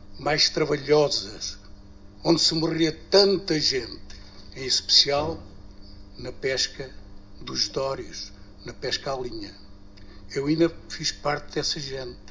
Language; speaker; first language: Portuguese; native; Portuguese